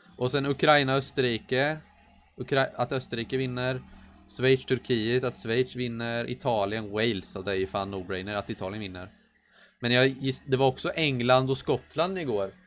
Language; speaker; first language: Swedish; native; Swedish